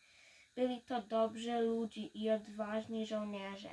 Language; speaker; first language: Polish; early bilingual, heritage; Polish